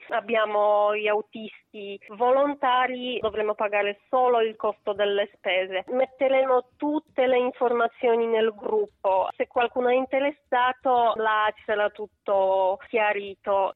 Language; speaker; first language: Italian; non-native, learner; Polish